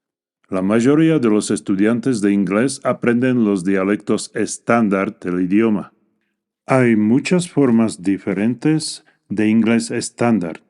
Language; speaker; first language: Spanish; non-native, fluent; English